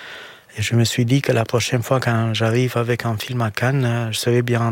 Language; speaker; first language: French; non-native, fluent; Romanian